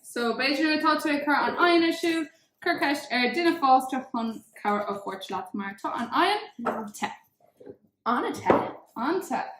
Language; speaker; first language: Irish; non-native, local second language; English